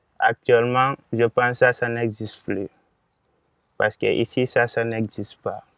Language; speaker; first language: French; non-native, local second language; Fula